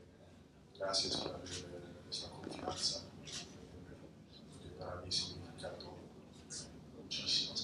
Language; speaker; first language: Spanish; non-native, learner; English